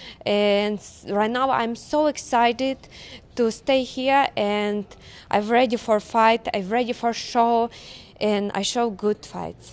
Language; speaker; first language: English; non-native, learner; Ukrainian